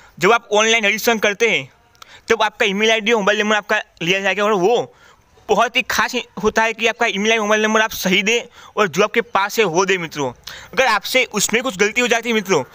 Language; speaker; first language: Hindi; non-native, local second language; Gujarati